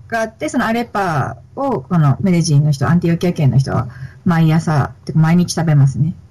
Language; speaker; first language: Japanese; native; Japanese